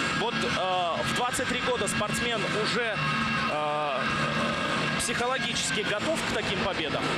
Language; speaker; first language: Russian; native; Russian